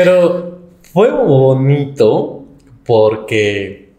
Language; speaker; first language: Spanish; native; Spanish